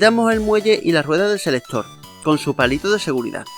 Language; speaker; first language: Spanish; native; Spanish